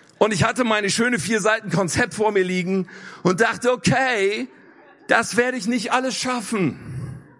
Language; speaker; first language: German; native; German